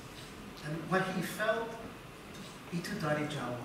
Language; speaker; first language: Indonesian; non-native, learner; English